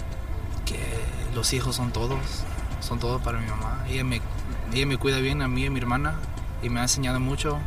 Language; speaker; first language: Spanish; early bilingual, heritage; Spanish